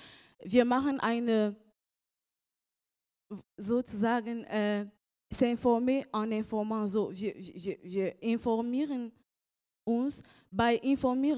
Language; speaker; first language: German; non-native, learner; French